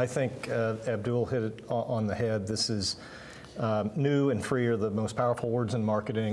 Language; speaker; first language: English; native; English